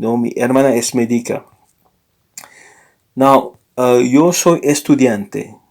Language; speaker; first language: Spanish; non-native, learner; English